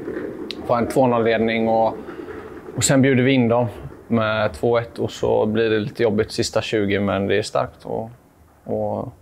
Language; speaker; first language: Swedish; native; Swedish